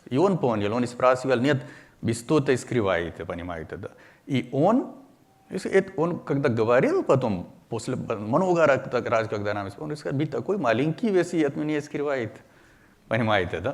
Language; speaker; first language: Russian; non-native, learner; Hindi